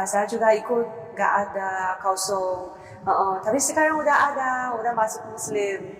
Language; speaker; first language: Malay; non-native, learner; Chinese